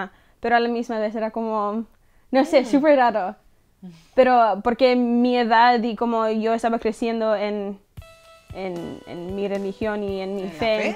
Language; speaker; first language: Spanish; early bilingual, heritage; English